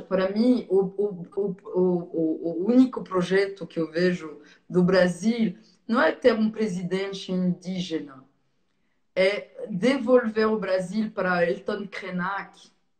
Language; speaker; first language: Portuguese; non-native, fluent; French